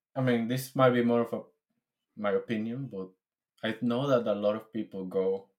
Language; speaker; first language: English; non-native, fluent; Spanish